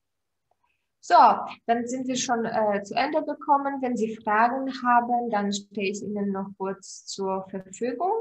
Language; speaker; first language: German; non-native, fluent; Polish